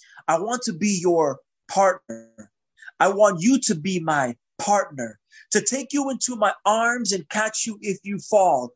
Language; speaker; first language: English; early bilingual, other home language; Spanish